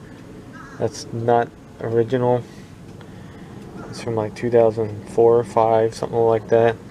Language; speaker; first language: English; native; English